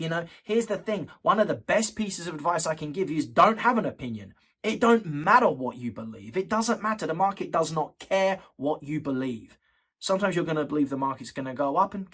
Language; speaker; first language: English; native; English